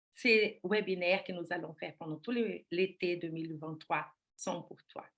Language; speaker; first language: French; non-native, fluent; Portuguese